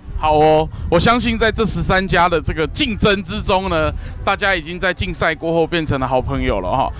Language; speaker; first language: Chinese; native; Chinese